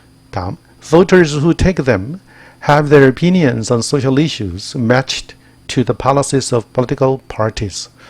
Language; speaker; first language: English; non-native, fluent; Korean